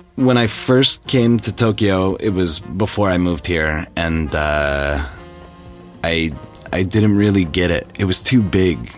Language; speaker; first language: English; native; English